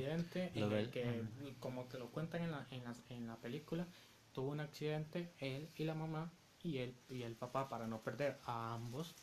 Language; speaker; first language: Spanish; native; Spanish